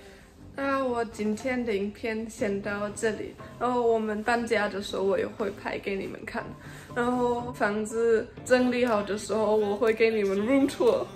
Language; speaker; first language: Chinese; early bilingual, heritage; German